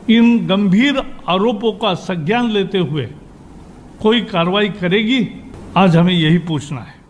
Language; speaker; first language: Hindi; native; Hindi